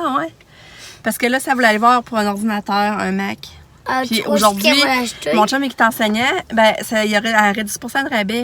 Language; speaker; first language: French; native; French